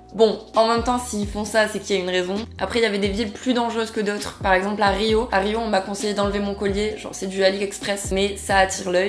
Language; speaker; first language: French; native; French